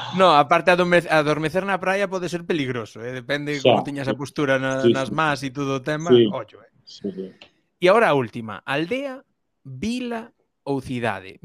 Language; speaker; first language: Galician; native; Galician